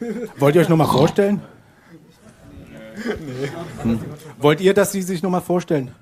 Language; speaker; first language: German; native; German